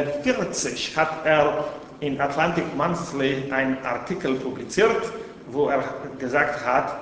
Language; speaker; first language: German; non-native, fluent; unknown